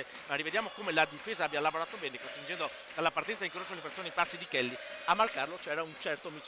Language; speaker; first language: Italian; native; Italian